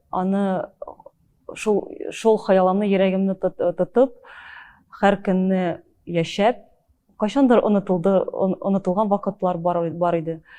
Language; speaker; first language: Tatar; early bilingual, heritage; Tatar